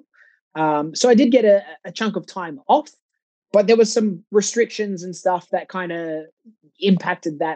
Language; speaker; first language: English; native; English